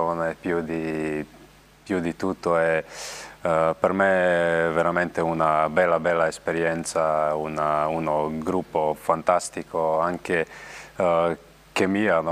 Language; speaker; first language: Italian; non-native, learner; Slovenian